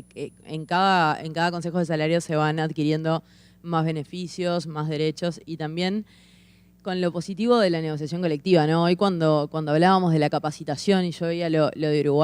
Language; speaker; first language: Spanish; native; Spanish